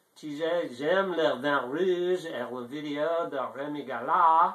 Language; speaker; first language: French; non-native, learner; English